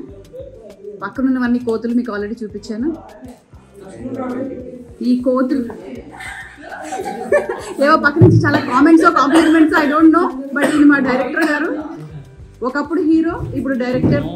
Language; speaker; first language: Telugu; native; Telugu